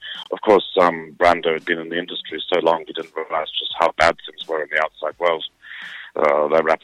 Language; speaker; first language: English; native; English